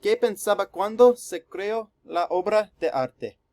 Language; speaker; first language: Spanish; non-native, learner; English